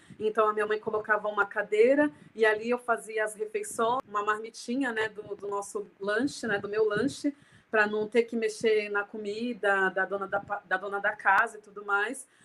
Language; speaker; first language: Portuguese; native; Portuguese